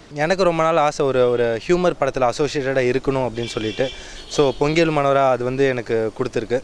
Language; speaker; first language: Tamil; native; Tamil